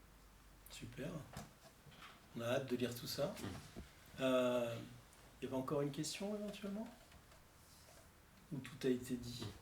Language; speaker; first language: French; native; French